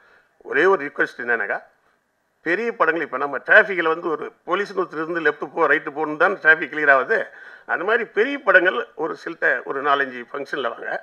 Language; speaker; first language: Tamil; native; Tamil